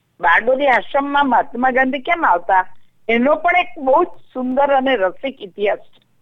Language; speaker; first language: Gujarati; native; Gujarati